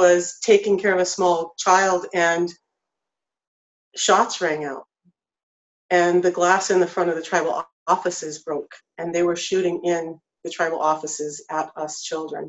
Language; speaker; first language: English; native; English